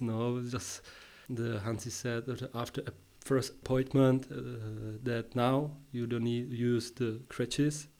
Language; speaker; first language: English; non-native, learner; Czech